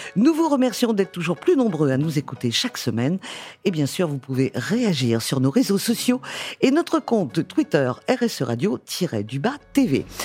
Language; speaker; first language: French; native; French